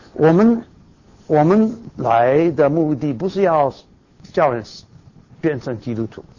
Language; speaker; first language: Chinese; non-native, fluent; English